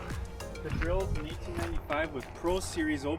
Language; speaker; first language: English; native; English